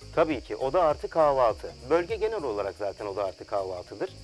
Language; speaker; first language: Turkish; native; Turkish